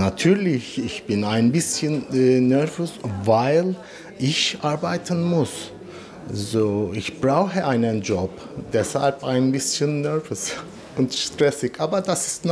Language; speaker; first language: German; non-native, learner; Turkish